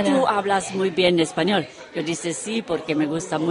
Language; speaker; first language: Spanish; non-native, learner; Romanian